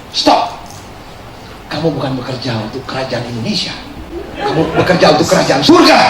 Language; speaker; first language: Indonesian; early bilingual, heritage; Indonesian